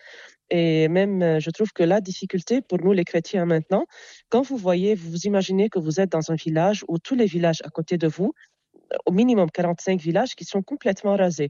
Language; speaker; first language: French; non-native, local second language; Arabic